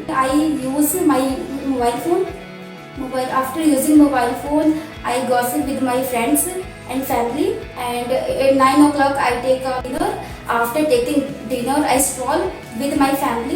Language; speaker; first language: English; non-native, learner; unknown